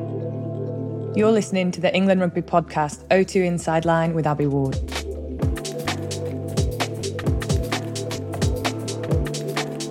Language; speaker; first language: English; native; English